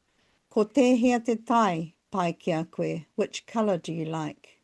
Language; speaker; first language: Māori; non-native, local second language; English